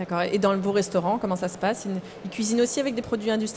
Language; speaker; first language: French; native; French